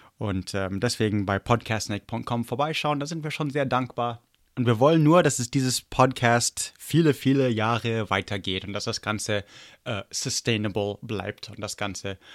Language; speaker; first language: German; non-native, fluent; English